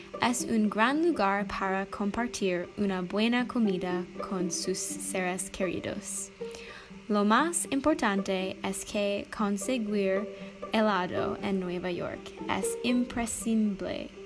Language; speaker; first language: Spanish; non-native, learner; English